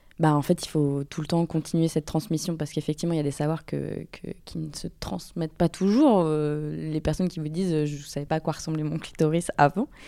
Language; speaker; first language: French; native; French